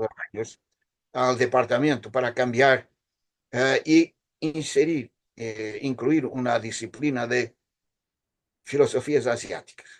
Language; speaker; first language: Spanish; non-native, fluent; Portuguese